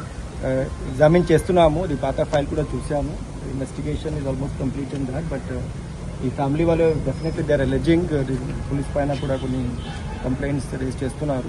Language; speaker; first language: Telugu; non-native, learner; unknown